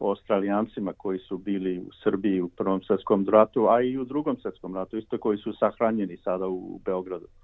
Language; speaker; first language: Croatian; early bilingual, heritage; Croatian